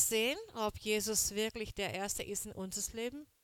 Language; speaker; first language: German; non-native, learner; Portuguese